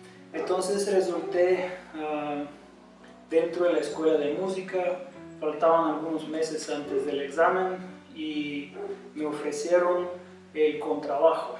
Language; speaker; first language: Spanish; non-native, fluent; Bulgarian